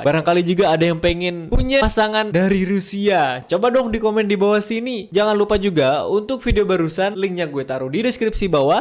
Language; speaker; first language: Indonesian; native; Indonesian